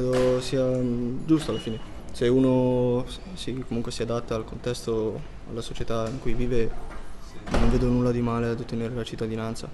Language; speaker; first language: Italian; early bilingual, other home language; Spanish